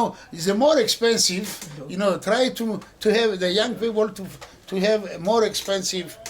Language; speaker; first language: English; non-native, learner; Greek